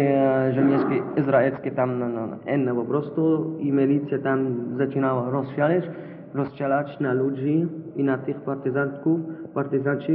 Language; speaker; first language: Polish; non-native, learner; Arabic